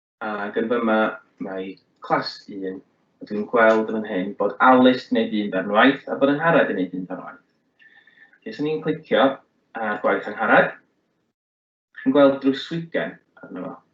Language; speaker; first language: Welsh; native; Welsh